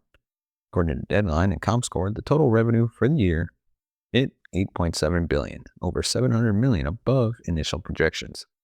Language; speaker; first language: English; native; English